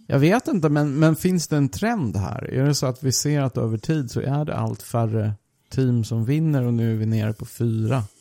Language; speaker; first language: Swedish; native; Swedish